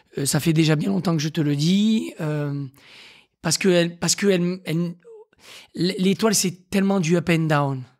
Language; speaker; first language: French; native; French